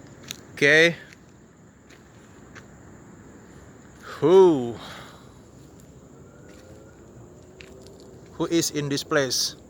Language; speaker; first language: English; non-native, learner; Indonesian